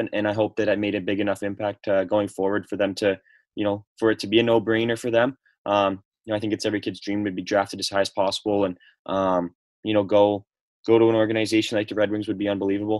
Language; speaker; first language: English; native; English